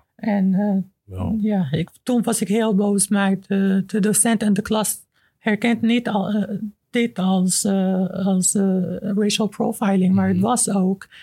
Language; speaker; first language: Dutch; non-native, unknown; Arabic